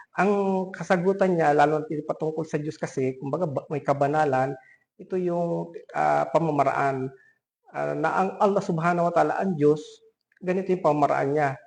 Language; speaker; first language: Filipino; non-native, local second language; Pampanga